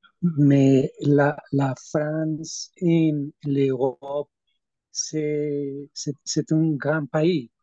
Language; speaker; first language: French; non-native, learner; Spanish